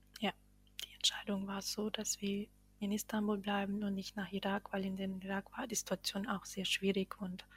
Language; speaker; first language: German; non-native, fluent; Bosnian